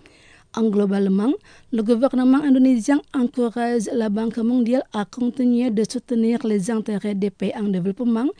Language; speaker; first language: French; non-native, fluent; Indonesian